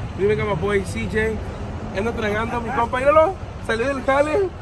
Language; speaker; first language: Spanish; early bilingual, heritage; Spanish